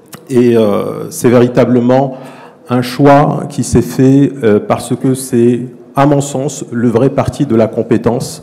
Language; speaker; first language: French; non-native, local second language; Arabic